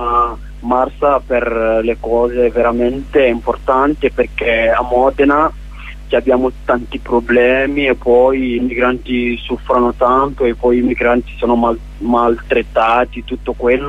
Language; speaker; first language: Italian; non-native, learner; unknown